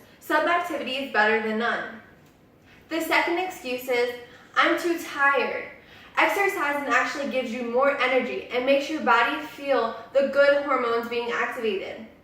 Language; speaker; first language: English; native; English